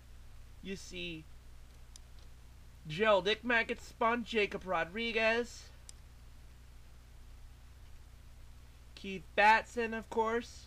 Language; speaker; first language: English; native; English